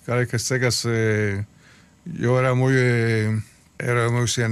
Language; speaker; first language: Spanish; early bilingual, heritage; Spanish